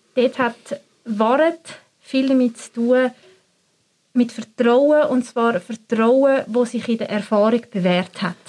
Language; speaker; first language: German; native; German